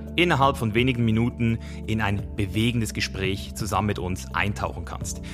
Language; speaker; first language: German; native; German